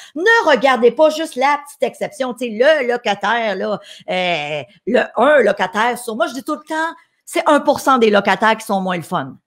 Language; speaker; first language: French; native; French